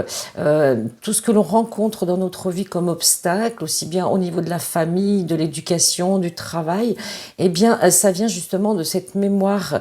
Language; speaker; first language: French; native; French